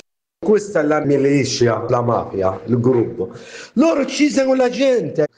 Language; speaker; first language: Italian; non-native, learner; Arabic